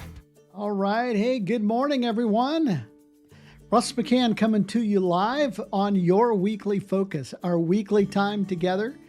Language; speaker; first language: English; native; English